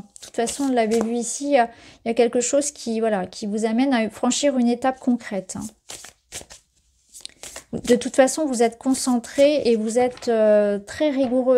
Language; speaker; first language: French; native; French